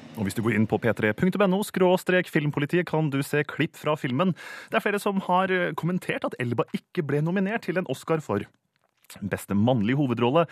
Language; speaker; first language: Norwegian; native; Norwegian